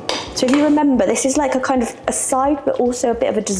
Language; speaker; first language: English; native; English